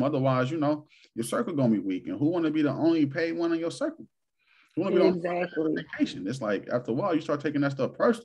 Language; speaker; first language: English; native; English